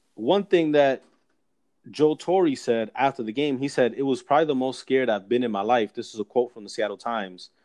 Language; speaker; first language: English; native; English